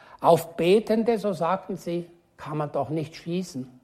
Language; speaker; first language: German; native; German